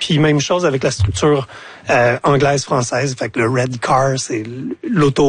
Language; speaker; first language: French; native; French